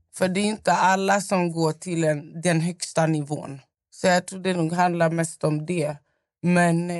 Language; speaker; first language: Swedish; non-native, local second language; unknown